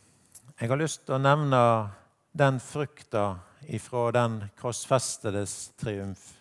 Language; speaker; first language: Norwegian; native; Norwegian